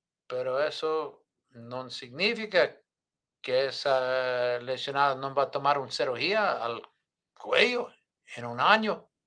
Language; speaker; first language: Spanish; non-native, learner; English